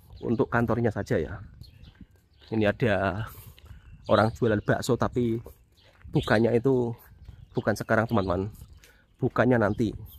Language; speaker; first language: Indonesian; native; Indonesian